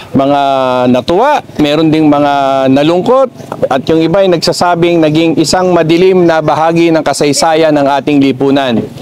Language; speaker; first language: Filipino; native; Filipino